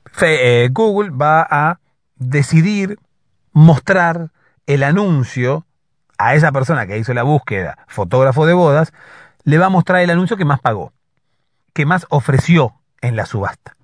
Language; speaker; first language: Spanish; native; Spanish